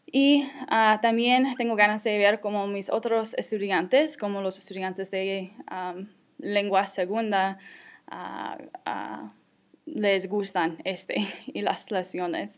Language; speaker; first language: Spanish; non-native, fluent; English